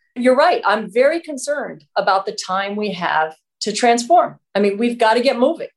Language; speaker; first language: English; native; English